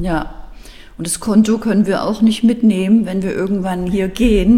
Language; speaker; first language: German; native; German